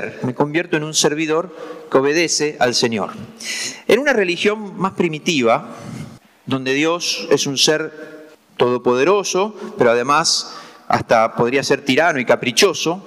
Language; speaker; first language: Spanish; native; Spanish